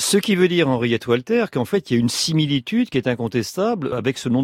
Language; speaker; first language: French; native; French